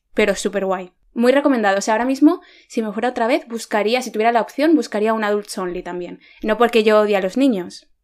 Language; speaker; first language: Spanish; native; Spanish